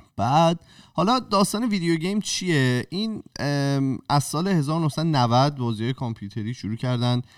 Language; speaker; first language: Persian; native; Persian